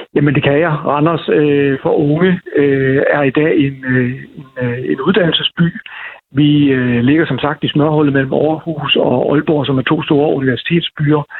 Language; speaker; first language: Danish; native; Danish